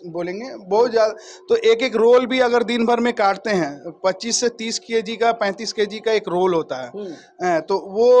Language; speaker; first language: Hindi; native; Hindi